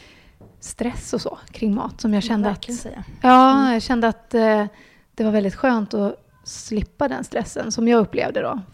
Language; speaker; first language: Swedish; native; Swedish